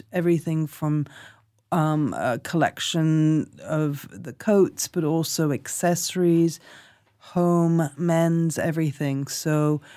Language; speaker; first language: English; native; English